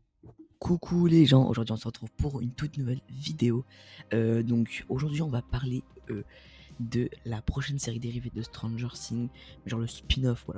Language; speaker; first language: French; native; French